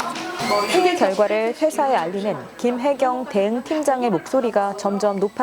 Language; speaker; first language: Korean; native; Korean